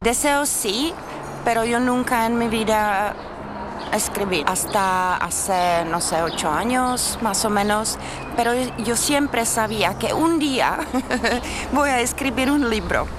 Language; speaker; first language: Spanish; non-native, fluent; Czech